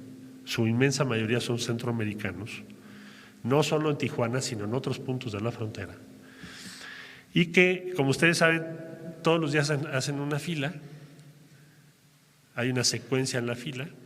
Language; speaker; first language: Spanish; native; Spanish